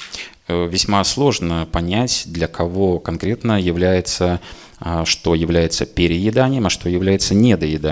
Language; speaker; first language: Russian; native; Russian